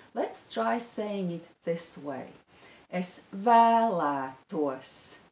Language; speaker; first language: English; non-native, fluent; Latvian